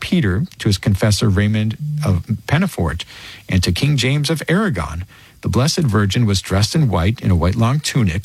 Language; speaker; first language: English; native; English